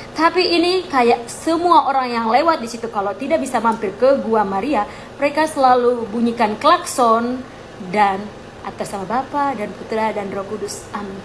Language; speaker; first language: Indonesian; native; Indonesian